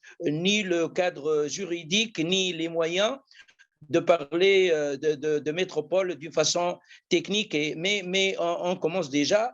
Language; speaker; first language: French; non-native, local second language; Arabic